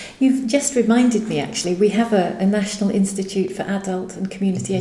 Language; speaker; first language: English; native; English